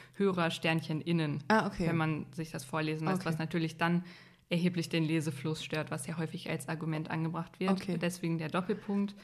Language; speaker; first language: German; native; German